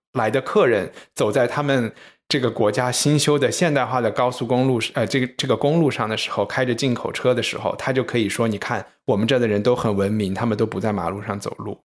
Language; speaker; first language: Chinese; native; Chinese